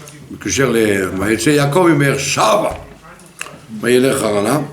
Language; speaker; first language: Hebrew; non-native, fluent; French